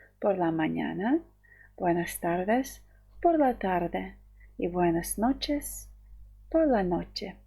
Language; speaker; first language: Spanish; non-native, fluent; Ukrainian